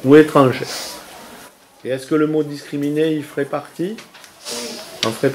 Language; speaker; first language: French; native; French